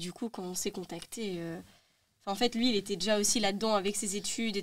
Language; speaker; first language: French; native; French